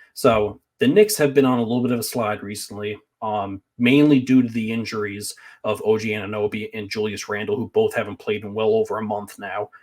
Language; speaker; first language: English; native; English